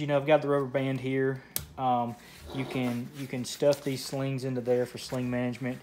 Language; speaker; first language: English; native; English